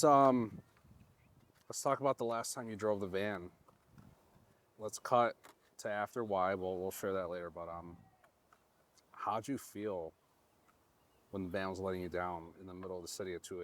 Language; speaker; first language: English; native; English